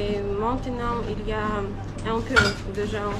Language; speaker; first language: French; non-native, learner; Russian